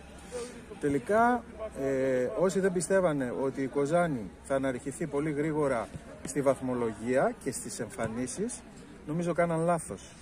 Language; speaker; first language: Greek; native; Greek